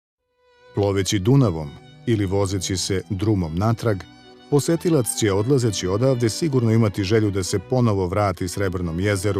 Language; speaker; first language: Bosnian; native; Bosnian